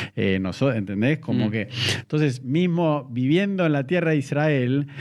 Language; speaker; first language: Spanish; native; Spanish